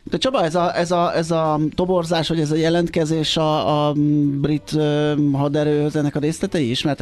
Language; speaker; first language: Hungarian; native; Hungarian